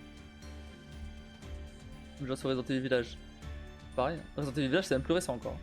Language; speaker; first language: French; native; French